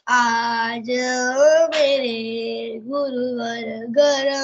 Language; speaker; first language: Hindi; native; Hindi